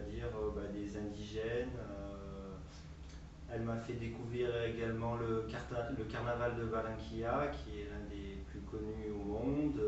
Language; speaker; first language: French; native; French